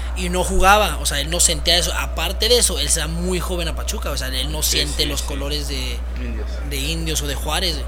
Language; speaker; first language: Spanish; early bilingual, heritage; Spanish